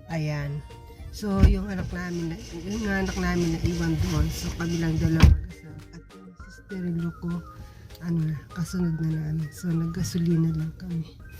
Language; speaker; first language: Filipino; native; Filipino